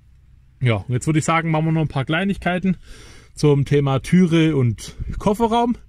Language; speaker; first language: German; native; German